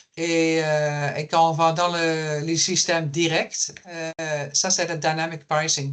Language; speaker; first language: French; non-native, fluent; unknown